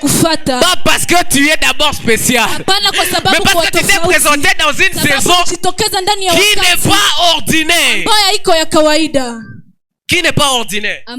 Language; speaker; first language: French; non-native, local second language; Swahili